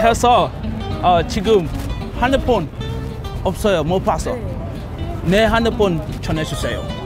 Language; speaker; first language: Korean; non-native, learner; English